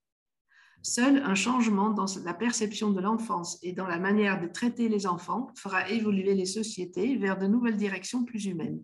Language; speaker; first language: French; native; French